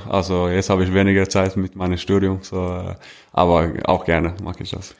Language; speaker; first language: German; non-native, fluent; Norwegian